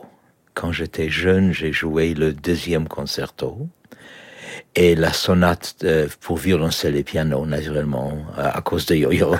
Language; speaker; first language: French; non-native, learner; Polish